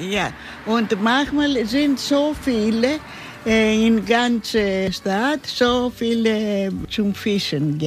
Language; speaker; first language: German; non-native, learner; Greek